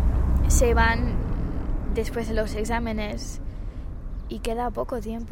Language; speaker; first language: Spanish; non-native, fluent; English